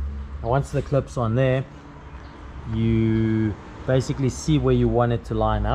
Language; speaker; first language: English; native; English